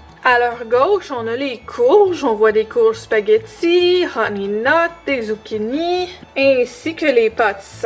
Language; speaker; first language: French; native; French